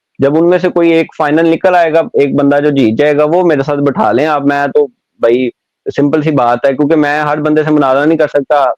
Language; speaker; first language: Urdu; non-native, local second language; Punjabi